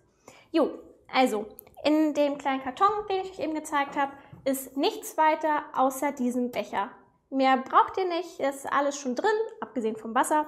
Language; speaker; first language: German; native; German